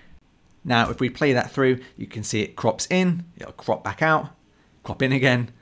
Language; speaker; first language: English; native; English